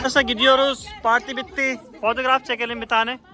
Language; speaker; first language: Turkish; non-native, fluent; Hindi